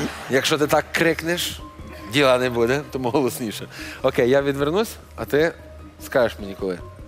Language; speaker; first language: Ukrainian; native; Ukrainian